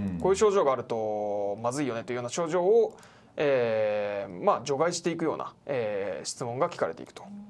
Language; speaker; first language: Japanese; native; Japanese